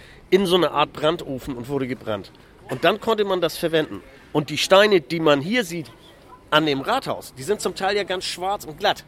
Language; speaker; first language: German; native; German